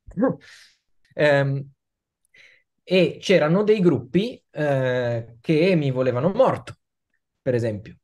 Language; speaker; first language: Italian; native; Italian